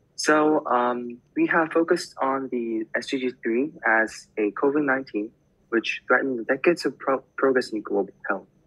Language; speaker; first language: English; non-native, fluent; Korean